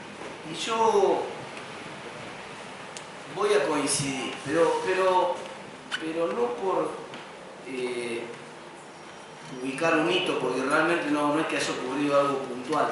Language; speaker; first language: Spanish; native; Spanish